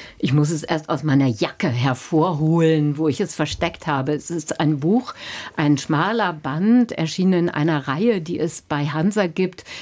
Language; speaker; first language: German; native; German